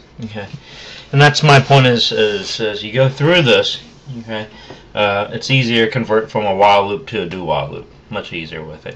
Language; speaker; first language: English; native; English